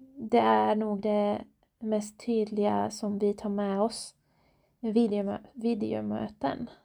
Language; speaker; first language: Swedish; non-native, fluent; Persian